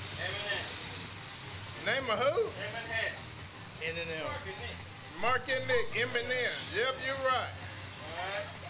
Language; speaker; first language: English; native; English